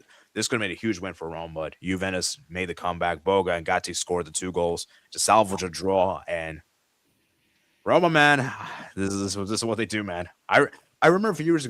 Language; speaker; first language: English; native; English